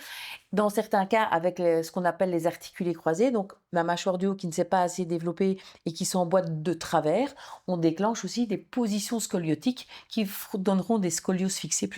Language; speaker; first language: French; native; French